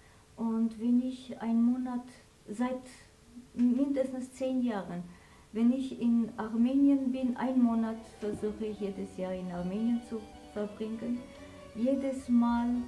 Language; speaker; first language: German; non-native, fluent; Armenian